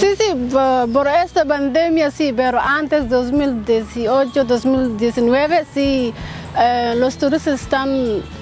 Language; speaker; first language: Spanish; non-native, learner; Somali